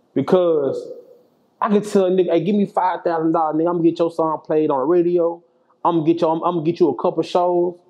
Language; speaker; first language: English; native; English